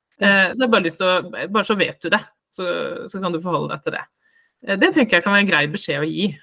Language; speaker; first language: Norwegian; native; Norwegian